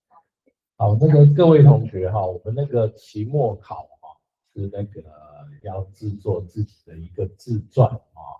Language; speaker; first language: Chinese; non-native, fluent; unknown